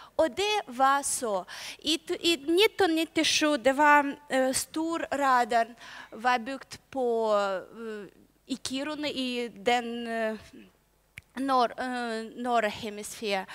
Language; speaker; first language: Swedish; non-native, learner; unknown